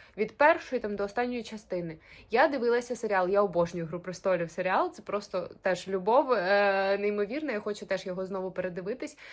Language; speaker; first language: Ukrainian; native; Ukrainian